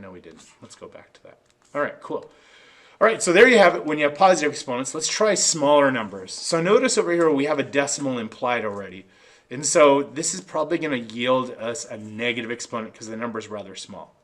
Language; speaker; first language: English; native; English